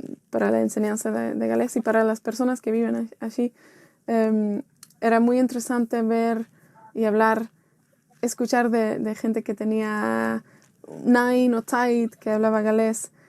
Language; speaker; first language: Spanish; non-native, fluent; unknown